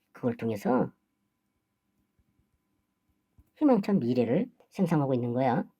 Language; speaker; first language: Korean; native; Korean